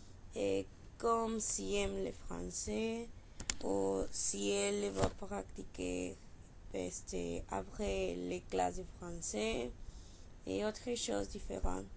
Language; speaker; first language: French; non-native, learner; Spanish